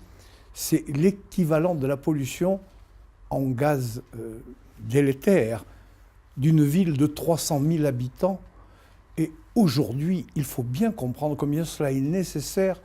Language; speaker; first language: French; native; French